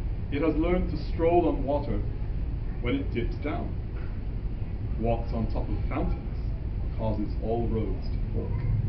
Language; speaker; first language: English; native; English